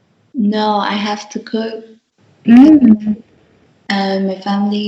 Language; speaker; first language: English; non-native, learner; Vietnamese